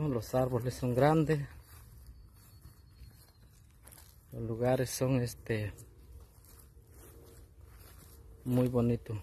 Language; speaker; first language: Spanish; non-native, local second language; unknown